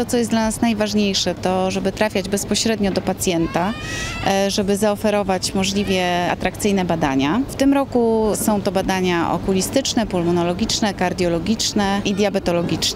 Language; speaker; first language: Polish; native; Polish